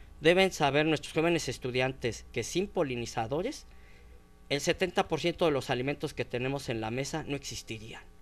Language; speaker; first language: Spanish; native; Spanish